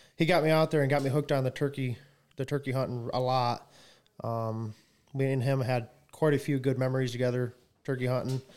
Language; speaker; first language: English; native; English